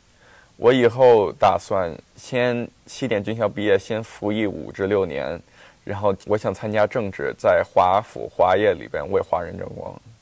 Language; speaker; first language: Chinese; early bilingual, heritage; Chinese